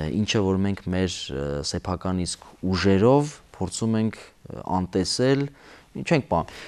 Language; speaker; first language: Armenian; native; Armenian